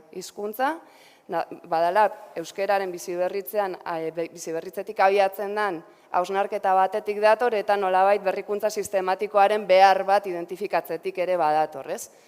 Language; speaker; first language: Basque; native; Basque